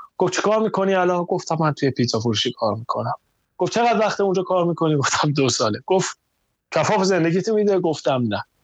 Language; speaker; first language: Persian; native; Persian